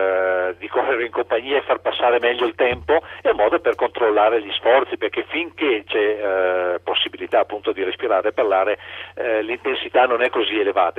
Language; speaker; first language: Italian; native; Italian